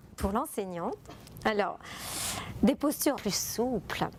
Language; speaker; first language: French; non-native, fluent; Italian